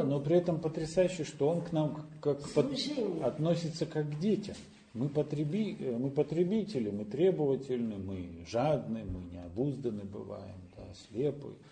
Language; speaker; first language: Russian; native; Russian